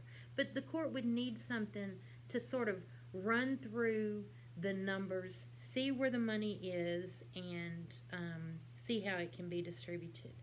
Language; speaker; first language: English; native; English